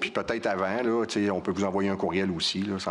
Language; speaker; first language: French; native; French